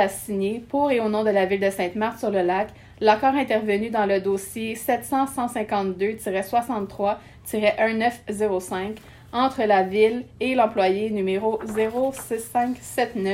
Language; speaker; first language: French; native; French